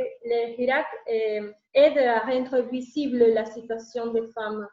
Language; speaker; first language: French; non-native, learner; Spanish